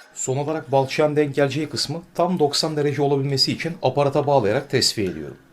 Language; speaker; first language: Turkish; native; Turkish